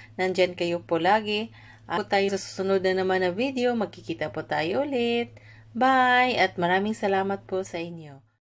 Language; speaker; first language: Filipino; non-native, local second language; Cebuano